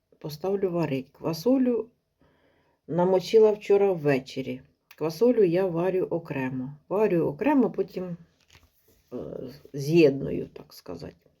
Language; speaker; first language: Ukrainian; non-native, local second language; Russian